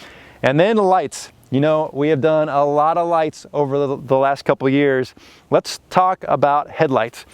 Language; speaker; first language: English; native; English